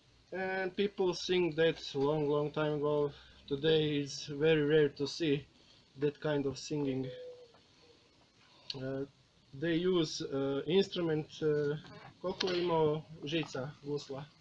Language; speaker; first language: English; non-native, learner; Croatian